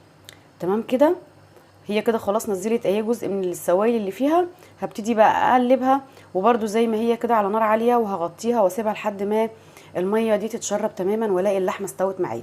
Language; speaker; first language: Arabic; native; Arabic